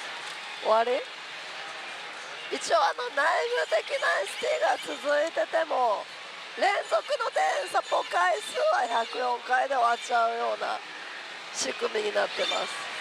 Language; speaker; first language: Japanese; native; Japanese